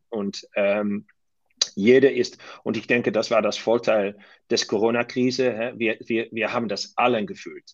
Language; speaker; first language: German; non-native, learner; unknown